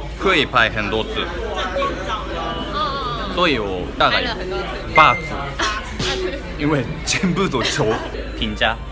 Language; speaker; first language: Chinese; non-native, learner; Japanese